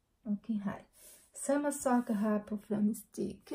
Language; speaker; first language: Swedish; non-native, learner; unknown